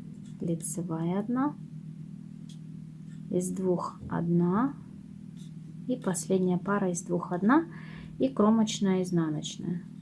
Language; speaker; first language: Russian; native; Russian